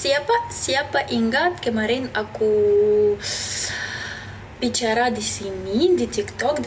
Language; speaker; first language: Indonesian; non-native, learner; Belarusian